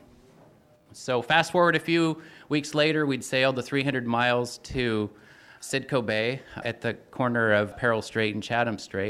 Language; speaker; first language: English; native; English